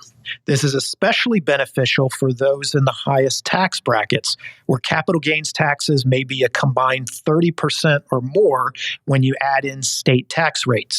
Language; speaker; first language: English; native; English